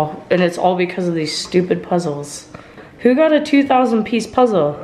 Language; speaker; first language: English; native; English